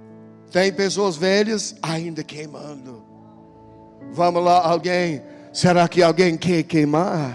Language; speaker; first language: Portuguese; non-native, fluent; English